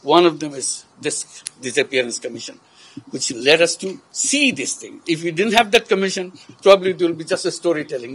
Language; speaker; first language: English; non-native, local second language; Bangla